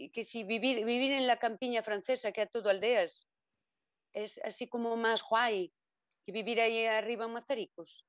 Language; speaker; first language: Spanish; non-native, local second language; Galician